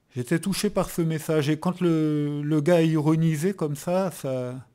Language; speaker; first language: French; native; French